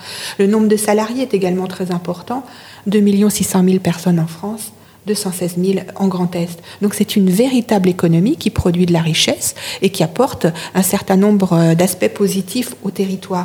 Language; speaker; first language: French; native; French